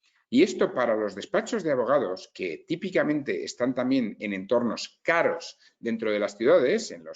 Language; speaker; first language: Spanish; native; Spanish